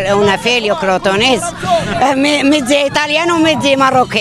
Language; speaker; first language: Italian; non-native, learner; Arabic